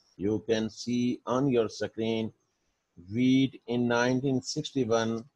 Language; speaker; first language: English; non-native, local second language; Urdu